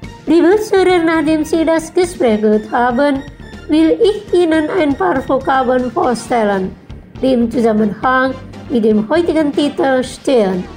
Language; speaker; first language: German; non-native, learner; Indonesian